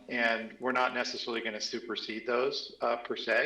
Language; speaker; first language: English; native; English